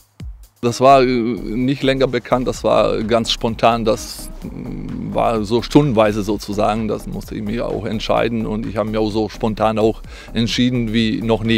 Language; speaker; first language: German; non-native, fluent; Croatian